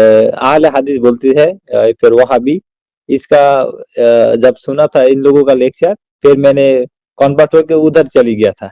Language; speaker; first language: Hindi; non-native, learner; Bangla